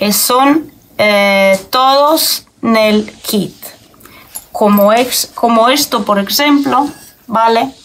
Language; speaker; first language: Spanish; non-native, learner; Italian